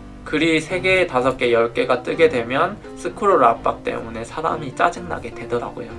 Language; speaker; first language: Korean; native; Korean